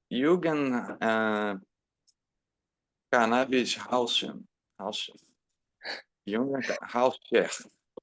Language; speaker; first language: German; non-native, learner; Portuguese